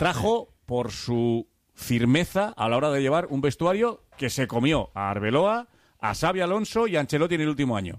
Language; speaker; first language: Spanish; native; Spanish